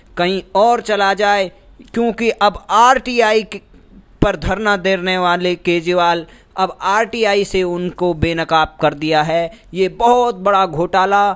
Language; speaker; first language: Hindi; native; Hindi